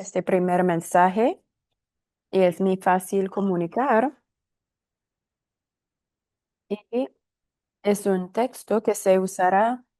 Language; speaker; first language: Spanish; non-native, fluent; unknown